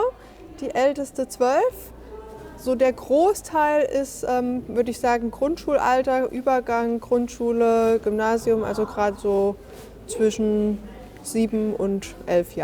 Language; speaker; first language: German; native; German